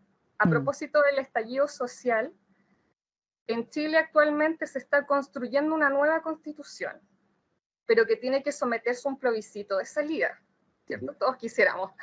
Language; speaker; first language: Spanish; native; Spanish